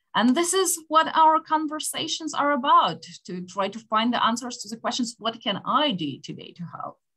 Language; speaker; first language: English; non-native, fluent; Ukrainian